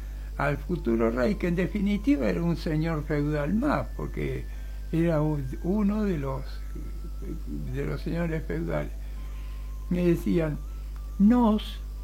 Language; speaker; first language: Spanish; native; Spanish